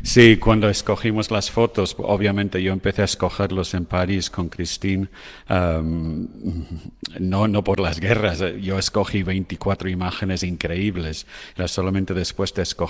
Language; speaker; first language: Spanish; non-native, fluent; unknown